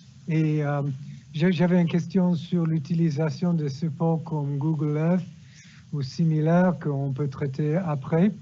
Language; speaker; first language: French; non-native, fluent; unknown